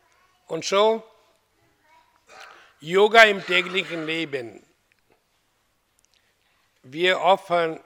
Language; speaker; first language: German; non-native, learner; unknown